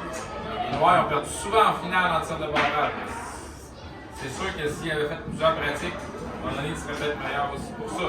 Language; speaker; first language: French; native; French